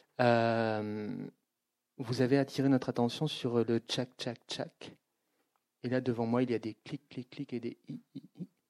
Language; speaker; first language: French; native; French